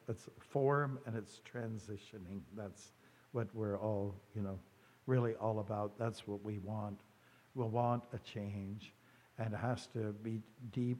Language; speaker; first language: English; native; English